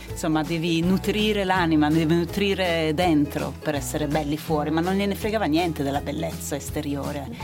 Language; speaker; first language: Italian; non-native, fluent; Swedish